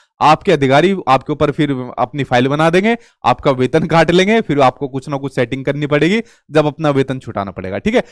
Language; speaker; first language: Hindi; native; Hindi